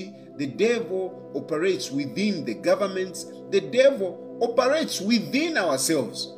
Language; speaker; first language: English; non-native, local second language; Bemba